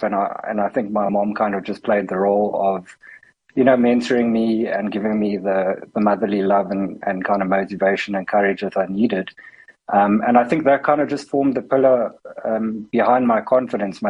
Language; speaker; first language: English; native; English